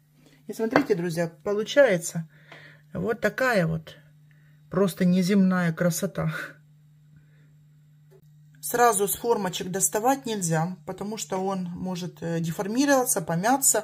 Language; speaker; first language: Russian; native; Russian